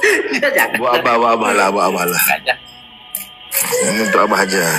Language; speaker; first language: Malay; native; Malay